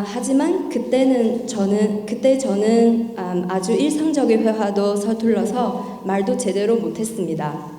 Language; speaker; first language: Korean; non-native, fluent; Chinese